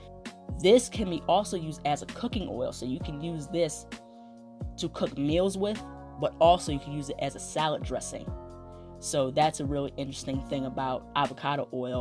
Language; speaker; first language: English; native; English